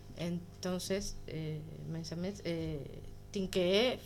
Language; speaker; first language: Catalan; non-native, learner; Spanish